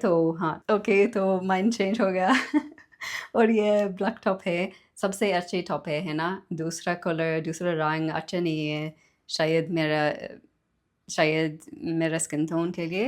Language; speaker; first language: Hindi; non-native, learner; English